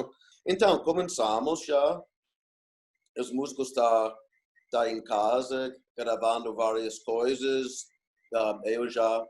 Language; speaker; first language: Portuguese; non-native, fluent; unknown